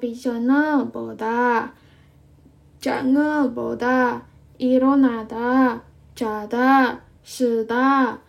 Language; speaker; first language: Korean; non-native, fluent; Indonesian